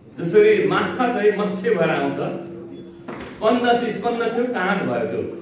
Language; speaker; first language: Nepali; non-native, local second language; Eastern Tamang